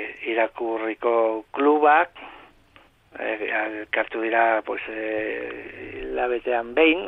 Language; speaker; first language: Basque; non-native, local second language; Spanish